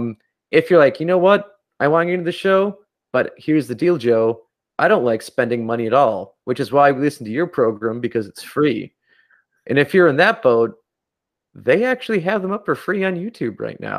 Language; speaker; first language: English; native; English